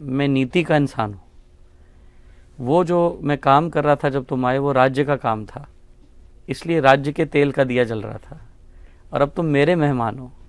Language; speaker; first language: Hindi; native; Hindi